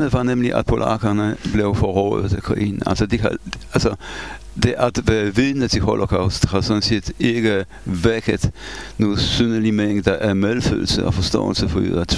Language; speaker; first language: Danish; non-native, fluent; Polish